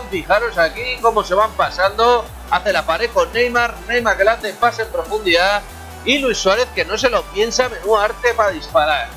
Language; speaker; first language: Spanish; native; Spanish